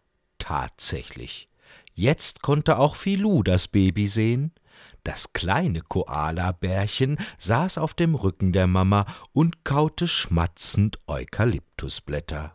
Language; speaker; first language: German; native; German